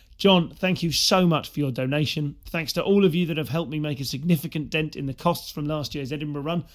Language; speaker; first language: English; native; English